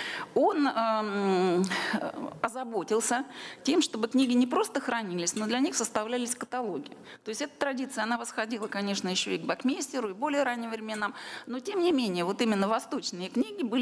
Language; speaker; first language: Russian; native; Russian